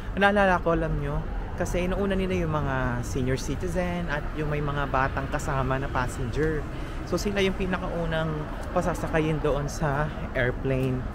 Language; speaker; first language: Filipino; native; Filipino